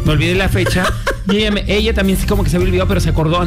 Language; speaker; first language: Spanish; native; Spanish